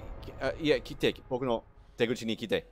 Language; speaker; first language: Japanese; non-native, learner; English